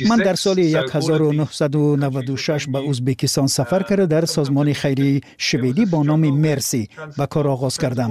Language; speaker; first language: Persian; non-native, fluent; English